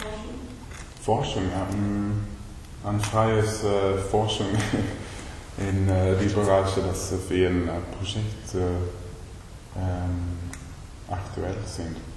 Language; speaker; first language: German; non-native, learner; Swedish